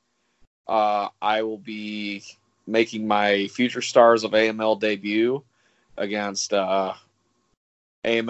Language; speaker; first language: English; native; English